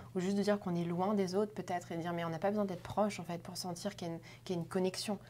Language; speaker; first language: French; native; French